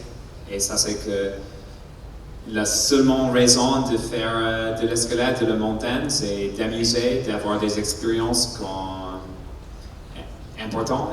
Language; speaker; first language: French; non-native, learner; English